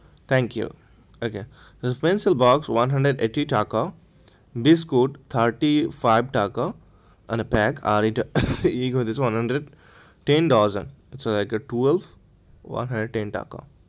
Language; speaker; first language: English; non-native, local second language; Bangla